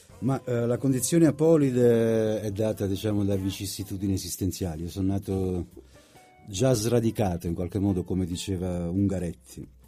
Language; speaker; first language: Italian; early bilingual, heritage; Italian